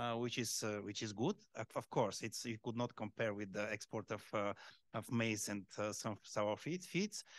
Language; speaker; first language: English; non-native, fluent; Bulgarian